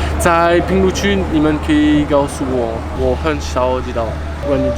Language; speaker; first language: Chinese; non-native, learner; French